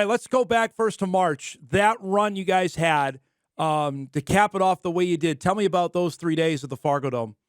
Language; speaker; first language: English; native; English